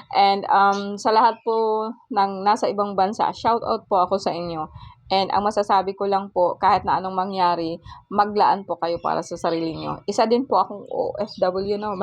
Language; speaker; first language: Filipino; non-native, local second language; Cebuano